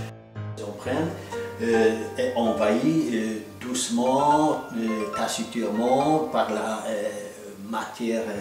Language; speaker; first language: French; non-native, fluent; Polish